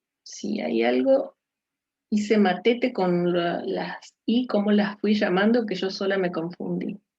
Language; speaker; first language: Spanish; native; Spanish